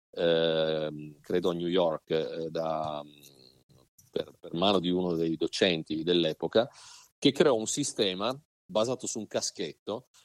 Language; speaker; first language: Italian; native; Italian